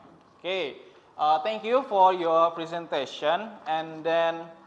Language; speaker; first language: English; non-native, learner; Indonesian